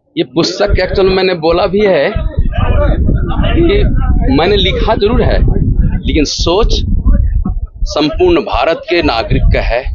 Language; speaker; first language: Hindi; native; Hindi